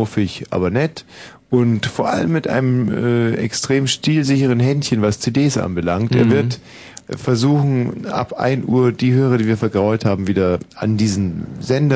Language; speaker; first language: German; native; German